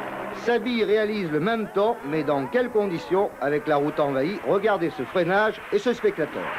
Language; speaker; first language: French; native; French